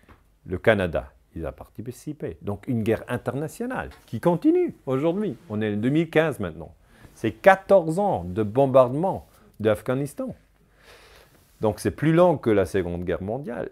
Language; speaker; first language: French; non-native, local second language; German